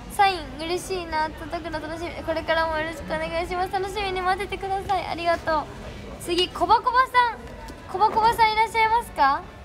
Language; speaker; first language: Japanese; native; Japanese